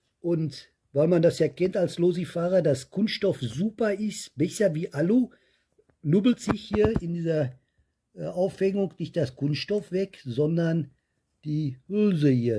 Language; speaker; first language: German; native; German